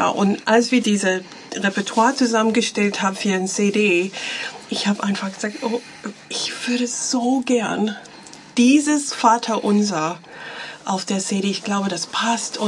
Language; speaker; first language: German; non-native, fluent; English